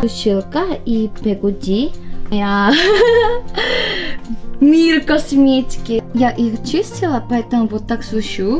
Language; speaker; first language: Russian; non-native, learner; Korean